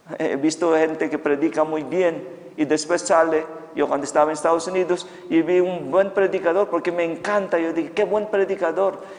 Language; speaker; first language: Spanish; non-native, fluent; Filipino